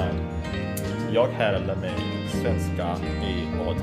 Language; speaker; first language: Swedish; non-native, learner; Indonesian